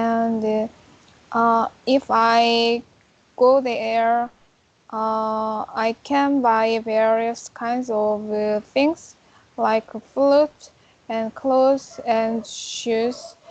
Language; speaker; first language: English; non-native, learner; Korean